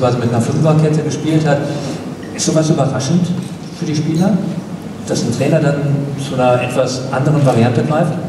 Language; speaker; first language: German; native; German